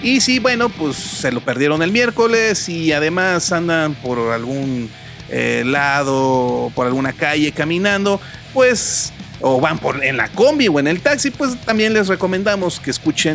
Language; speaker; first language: Spanish; native; Spanish